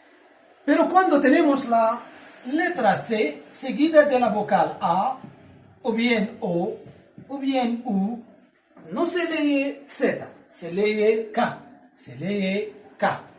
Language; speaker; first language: Spanish; non-native, fluent; Arabic